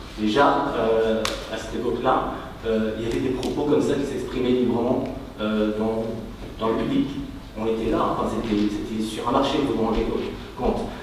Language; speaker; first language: French; non-native, local second language; Kinyarwanda